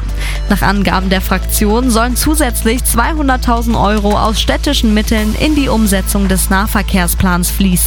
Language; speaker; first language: German; native; German